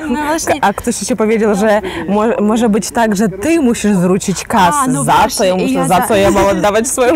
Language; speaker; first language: Polish; non-native, fluent; Ukrainian